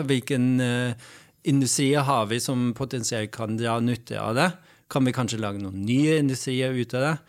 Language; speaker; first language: Norwegian; non-native, fluent; Dutch